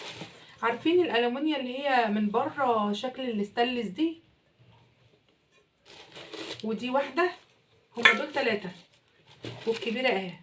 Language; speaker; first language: Arabic; native; Arabic